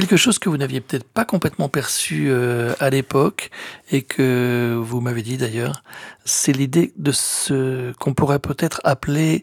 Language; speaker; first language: French; native; French